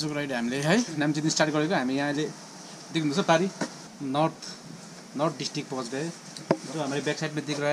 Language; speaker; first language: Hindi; non-native, local second language; Nepali